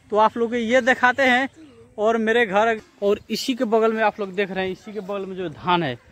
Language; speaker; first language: Hindi; non-native, local second language; Bhojpuri